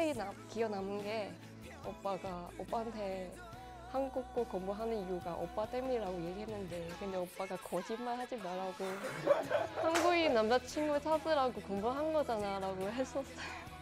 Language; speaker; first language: Korean; non-native, fluent; Cantonese